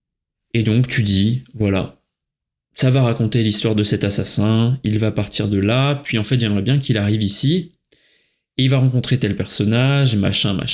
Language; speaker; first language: French; native; French